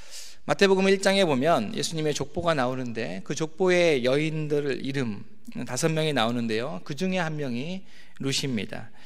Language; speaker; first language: Korean; native; Korean